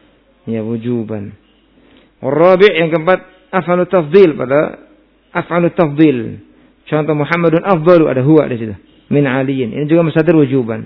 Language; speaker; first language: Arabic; non-native, fluent; Indonesian